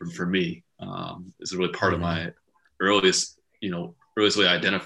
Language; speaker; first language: English; native; English